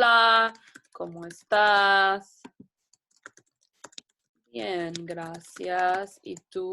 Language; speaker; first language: Spanish; non-native, fluent; English